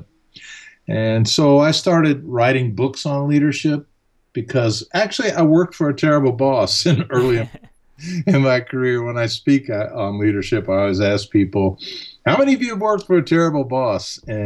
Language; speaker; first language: English; early bilingual, other home language; German